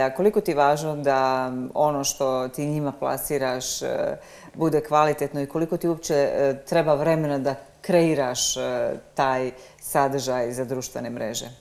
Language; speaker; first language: Serbian; native; Serbian